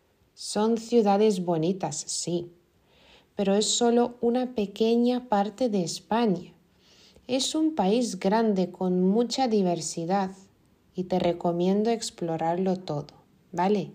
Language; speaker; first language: Spanish; non-native, fluent; Lithuanian